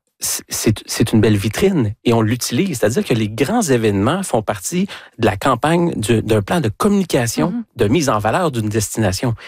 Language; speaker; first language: French; native; French